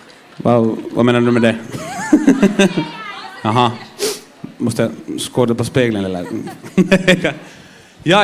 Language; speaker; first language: Swedish; non-native, local second language; Finnish